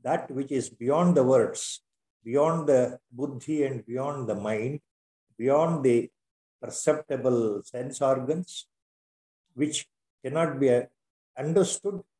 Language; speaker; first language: English; non-native, local second language; Kannada